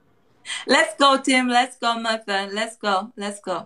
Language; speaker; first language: English; non-native, learner; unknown